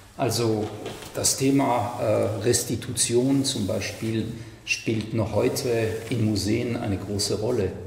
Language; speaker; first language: German; non-native, fluent; French